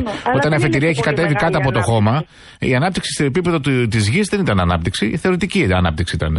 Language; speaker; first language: Greek; native; Greek